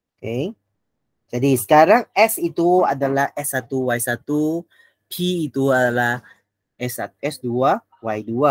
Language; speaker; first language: Malay; non-native, local second language; Chinese